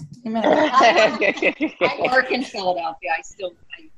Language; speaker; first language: English; native; English